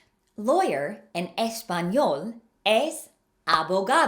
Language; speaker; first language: Spanish; non-native, fluent; English